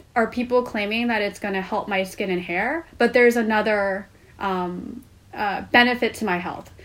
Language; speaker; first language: English; non-native, fluent; Korean